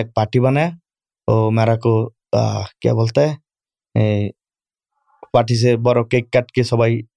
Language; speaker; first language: Urdu; non-native, learner; Bangla